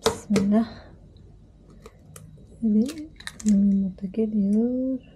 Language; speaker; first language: Turkish; non-native, learner; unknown